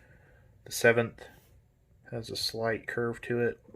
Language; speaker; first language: English; native; English